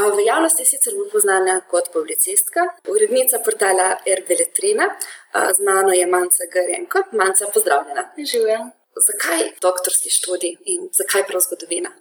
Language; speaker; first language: Slovenian; native; Slovenian